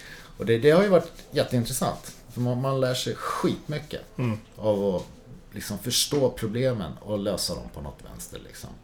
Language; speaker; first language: Swedish; native; Swedish